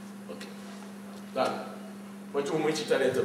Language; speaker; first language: Russian; non-native, fluent; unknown